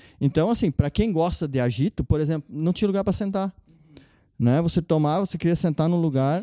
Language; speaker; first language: Portuguese; non-native, local second language; German